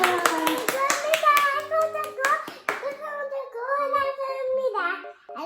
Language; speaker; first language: Korean; early bilingual, heritage; Korean